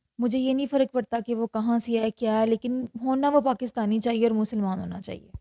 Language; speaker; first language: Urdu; native; Urdu